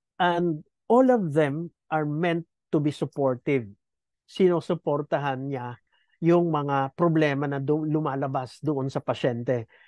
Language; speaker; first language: Filipino; native; Filipino